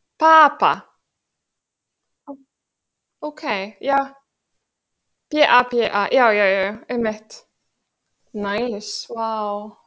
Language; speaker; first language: Icelandic; non-native, fluent; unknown